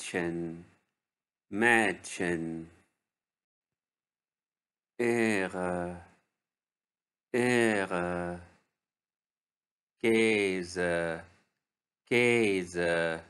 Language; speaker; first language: German; non-native, fluent; Arabic